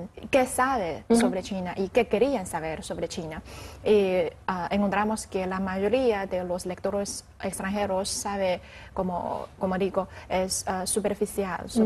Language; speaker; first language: Spanish; non-native, learner; Chinese